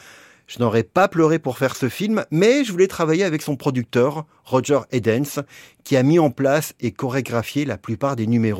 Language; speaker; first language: French; native; French